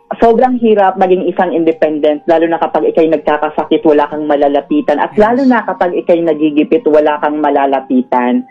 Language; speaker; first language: Filipino; non-native, local second language; Masbatenyo